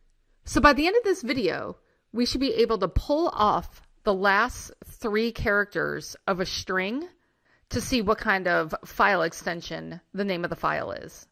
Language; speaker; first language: English; native; English